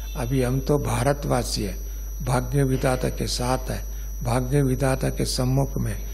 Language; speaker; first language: Hindi; non-native, local second language; Kannada